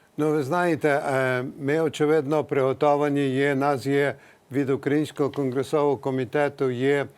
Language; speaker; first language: Ukrainian; early bilingual, heritage; Ukrainian